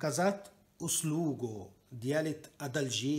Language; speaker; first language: Russian; non-native, learner; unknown